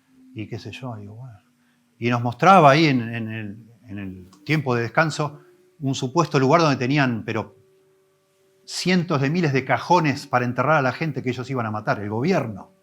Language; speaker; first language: Spanish; native; Spanish